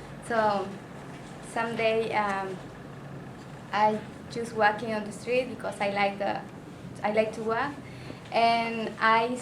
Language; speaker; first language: English; non-native, learner; Spanish